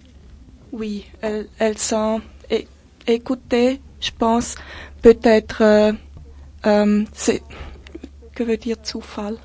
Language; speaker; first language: French; non-native, local second language; German